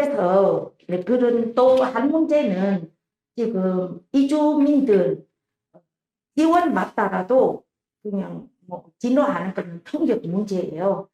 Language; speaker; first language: Korean; non-native, learner; Vietnamese